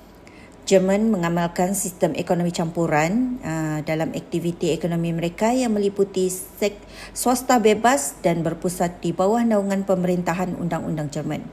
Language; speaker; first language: Malay; native; Malay